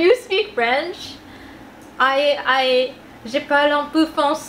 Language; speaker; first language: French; non-native, learner; Filipino